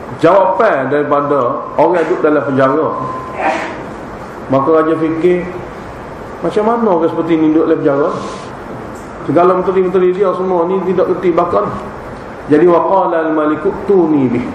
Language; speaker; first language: Malay; native; Malay